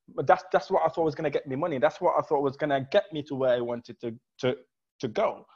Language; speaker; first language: English; non-native, fluent; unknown